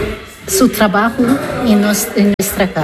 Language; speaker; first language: Spanish; non-native, learner; Italian